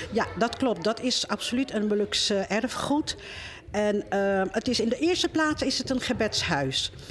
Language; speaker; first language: Dutch; early bilingual, other home language; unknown